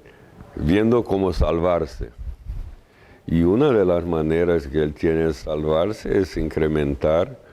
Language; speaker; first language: Spanish; non-native, fluent; Portuguese